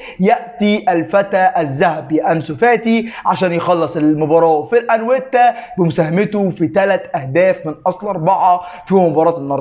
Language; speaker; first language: Arabic; native; Arabic